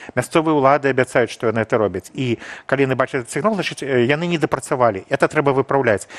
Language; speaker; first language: Belarusian; non-native, local second language; Russian